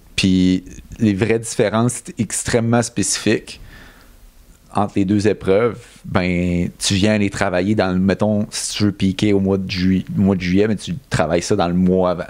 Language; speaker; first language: French; native; French